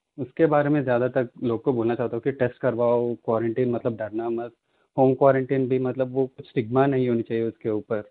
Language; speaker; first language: Hindi; non-native, local second language; Telugu